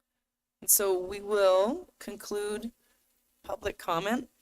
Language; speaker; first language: English; native; English